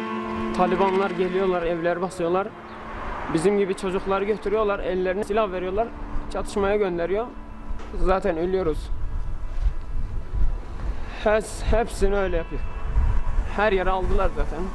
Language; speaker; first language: Turkish; non-native, learner; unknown